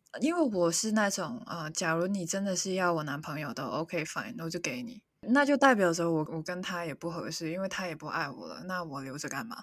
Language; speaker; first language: Chinese; non-native, local second language; Cantonese